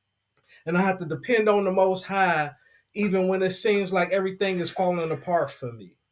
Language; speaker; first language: English; native; English